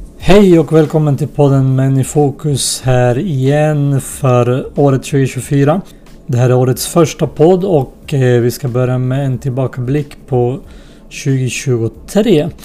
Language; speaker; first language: Swedish; early bilingual, other home language; Spanish